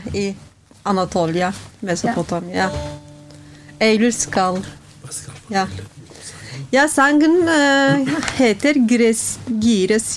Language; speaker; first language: Norwegian; non-native, learner; Kurdish